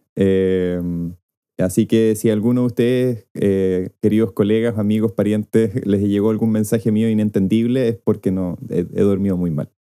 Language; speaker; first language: Spanish; native; Spanish